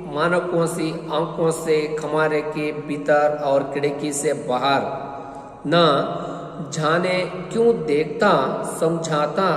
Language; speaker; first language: Hindi; non-native, local second language; Kannada